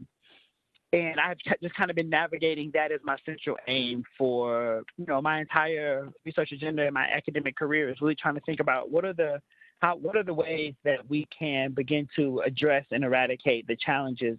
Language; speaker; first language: English; native; English